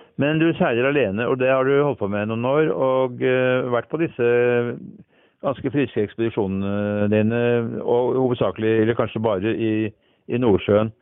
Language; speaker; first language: Norwegian; native; Norwegian